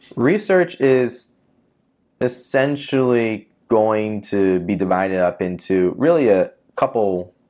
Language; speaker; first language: English; native; English